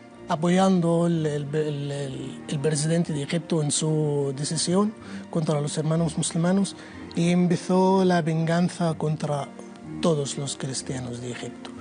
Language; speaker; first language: Spanish; non-native, learner; Arabic